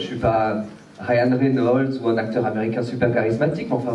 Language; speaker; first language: French; native; French